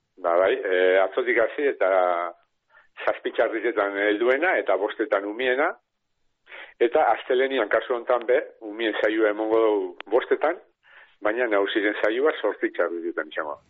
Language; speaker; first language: Basque; native; Basque